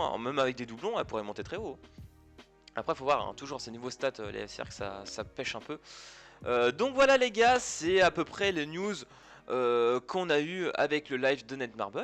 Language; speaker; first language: French; native; French